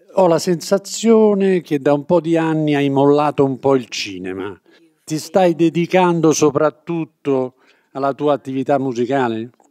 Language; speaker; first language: Italian; native; Italian